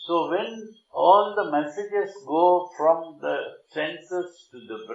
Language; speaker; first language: English; non-native, local second language; Sinhala